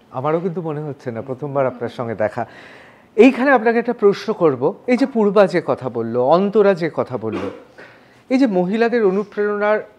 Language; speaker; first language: Bangla; native; Bangla